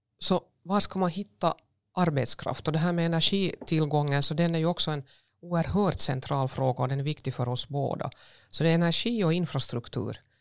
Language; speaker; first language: Swedish; native; Swedish